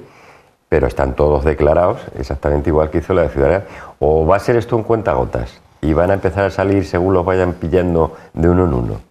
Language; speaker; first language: Spanish; native; Spanish